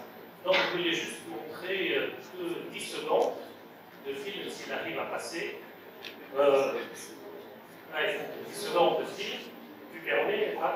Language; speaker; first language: French; non-native, local second language; Arabic